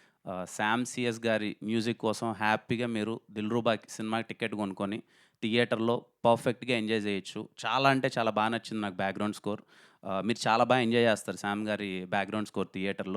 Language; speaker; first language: Telugu; native; Telugu